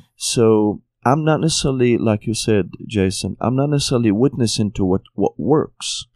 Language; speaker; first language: English; non-native, fluent; Arabic